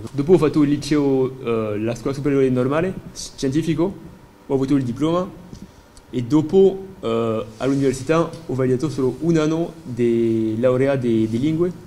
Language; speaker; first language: Italian; non-native, fluent; French